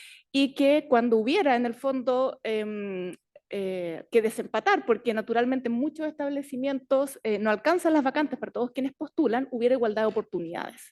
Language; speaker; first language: Spanish; native; Spanish